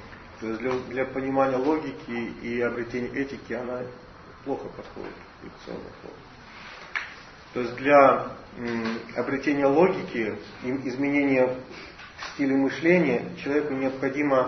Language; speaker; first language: Russian; native; Russian